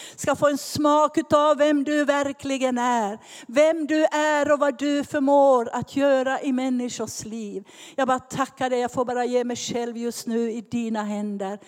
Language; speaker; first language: Swedish; native; Swedish